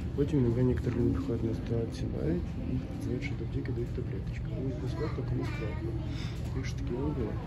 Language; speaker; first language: Ukrainian; non-native, local second language; Russian